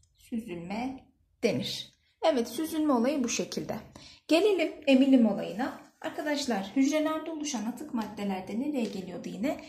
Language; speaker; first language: Turkish; native; Turkish